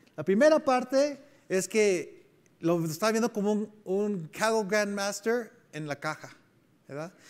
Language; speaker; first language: Spanish; early bilingual, heritage; Spanish